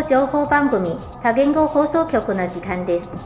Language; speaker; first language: Japanese; non-native, fluent; Chinese